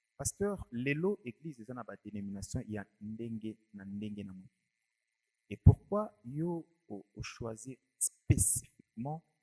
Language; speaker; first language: Lingala; native; Lingala